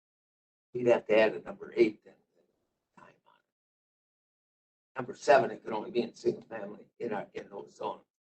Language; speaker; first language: English; native; English